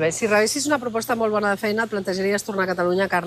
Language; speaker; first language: Catalan; native; Catalan